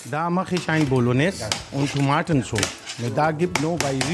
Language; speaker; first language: German; non-native, learner; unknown